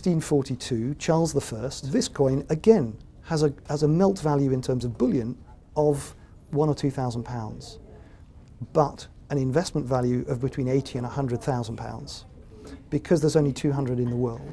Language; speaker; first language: English; native; English